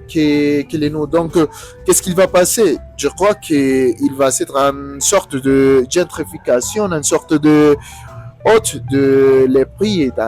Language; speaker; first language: French; non-native, learner; Spanish